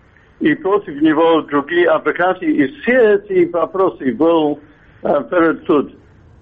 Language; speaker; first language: Russian; non-native, fluent; English